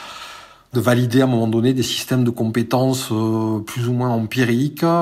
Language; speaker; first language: French; native; French